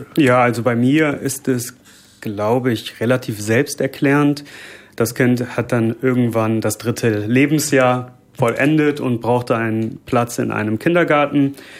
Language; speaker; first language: German; native; German